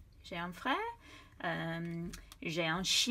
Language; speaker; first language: French; non-native, fluent; English